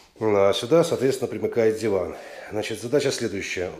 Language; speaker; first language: Russian; native; Russian